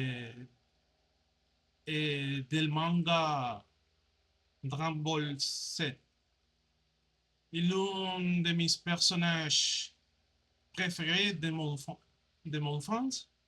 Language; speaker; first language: French; non-native, learner; Spanish